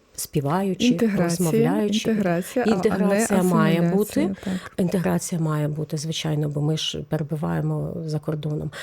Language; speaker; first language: Ukrainian; native; Ukrainian